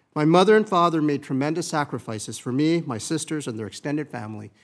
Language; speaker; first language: English; early bilingual, other home language; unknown